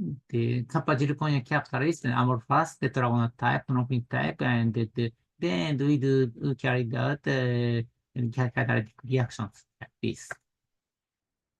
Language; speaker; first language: English; non-native, learner; Japanese